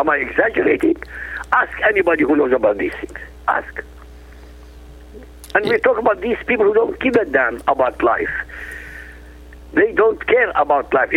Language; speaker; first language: English; non-native, fluent; Arabic